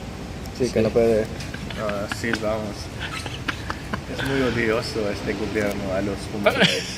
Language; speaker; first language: Spanish; non-native, fluent; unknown